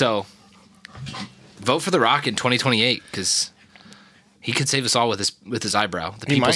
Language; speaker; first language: English; native; English